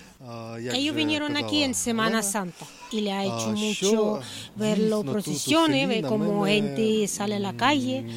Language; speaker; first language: Spanish; non-native, fluent; Ukrainian